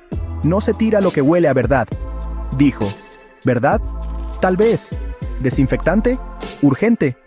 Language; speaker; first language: Spanish; native; Spanish